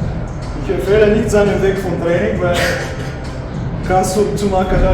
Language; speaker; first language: German; non-native, fluent; Bulgarian